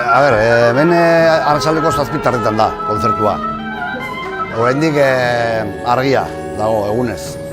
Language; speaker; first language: Basque; non-native, local second language; Spanish